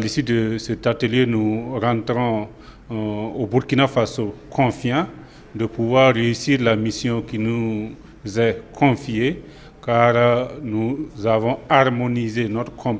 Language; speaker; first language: French; non-native, local second language; Mossi